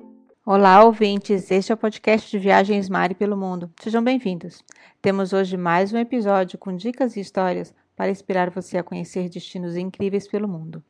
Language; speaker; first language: Portuguese; native; Portuguese